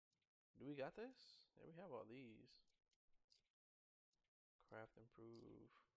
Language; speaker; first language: English; native; English